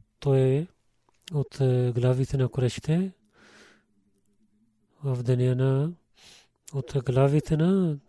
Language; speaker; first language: Bulgarian; non-native, learner; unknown